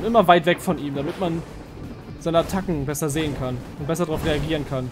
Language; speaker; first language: German; native; German